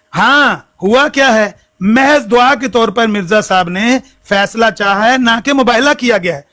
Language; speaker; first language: Urdu; non-native, local second language; Punjabi